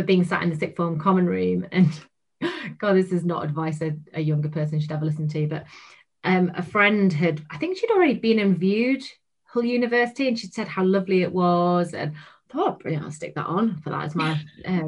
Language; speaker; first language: English; native; English